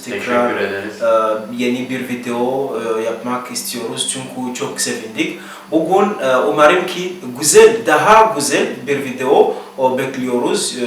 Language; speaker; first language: Turkish; non-native, learner; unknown